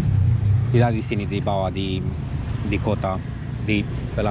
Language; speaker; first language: Indonesian; non-native, learner; Romanian